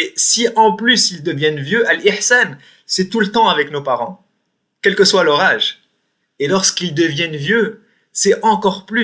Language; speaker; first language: French; native; French